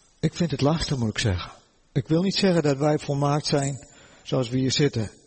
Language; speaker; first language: Dutch; native; Dutch